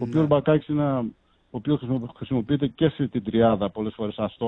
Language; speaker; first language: Greek; native; Greek